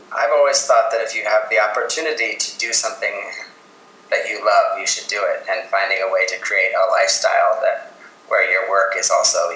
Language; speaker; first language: English; native; English